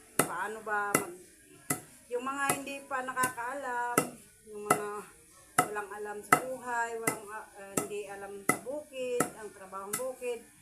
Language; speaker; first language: Filipino; non-native, local second language; Cebuano